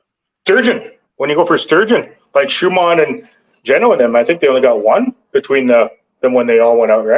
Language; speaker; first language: English; native; English